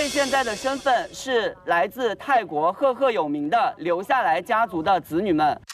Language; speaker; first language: Chinese; native; Chinese